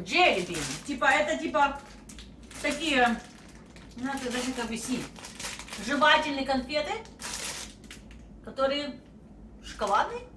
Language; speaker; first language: Russian; native; Russian